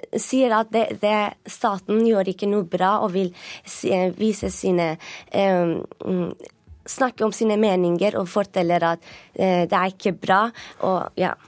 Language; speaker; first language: Norwegian; non-native, fluent; Persian